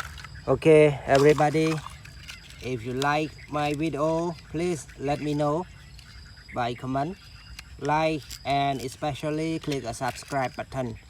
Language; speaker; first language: English; non-native, local second language; Indonesian